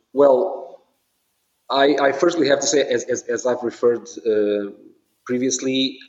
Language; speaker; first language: English; non-native, fluent; Portuguese